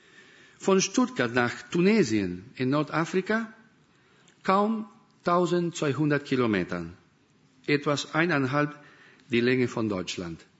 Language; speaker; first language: German; non-native, fluent; Spanish